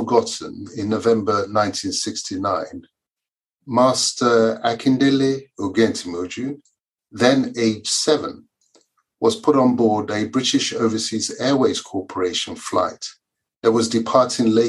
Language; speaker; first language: English; early bilingual, other home language; Yoruba